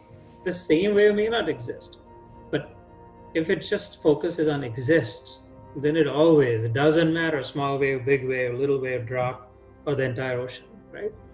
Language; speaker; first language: English; non-native, local second language; Hindi